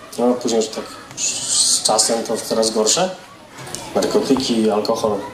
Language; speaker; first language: Polish; native; Polish